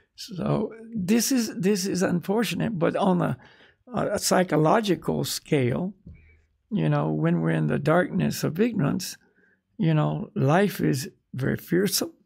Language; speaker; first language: English; native; English